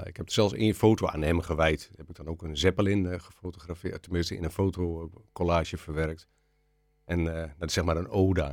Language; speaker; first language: Dutch; native; Dutch